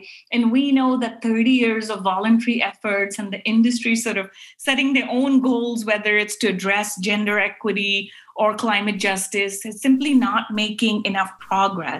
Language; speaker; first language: English; non-native, local second language; Urdu